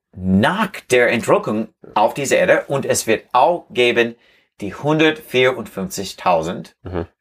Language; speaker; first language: German; non-native, learner; English